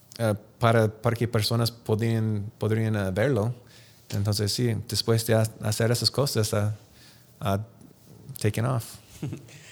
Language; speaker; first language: Spanish; non-native, learner; English